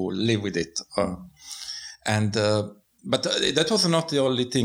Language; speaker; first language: English; non-native, fluent; Italian